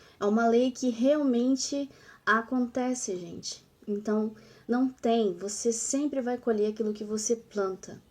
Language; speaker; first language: Portuguese; native; Portuguese